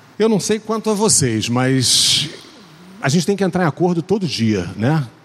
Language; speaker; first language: Portuguese; native; Portuguese